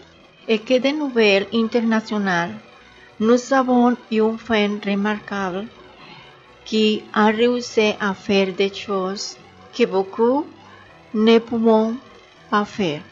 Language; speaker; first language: French; non-native, learner; Spanish